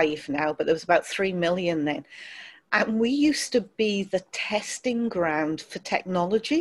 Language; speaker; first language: English; native; English